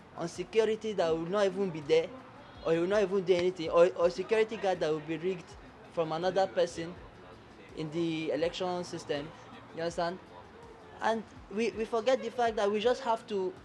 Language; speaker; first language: Nigerian Pidgin; early bilingual, other home language; Arabic